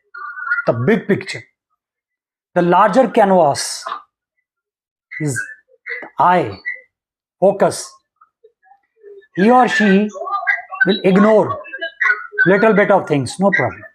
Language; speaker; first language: English; non-native, local second language; Hindi